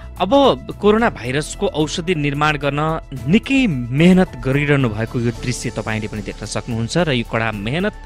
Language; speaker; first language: Nepali; native; Nepali